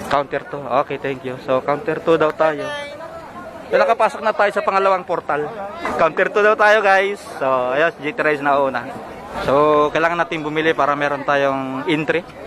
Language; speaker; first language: Filipino; native; Filipino